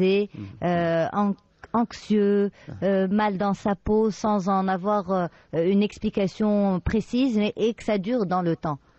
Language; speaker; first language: French; non-native, local second language; Arabic